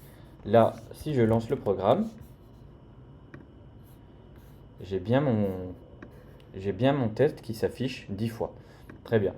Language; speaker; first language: French; native; French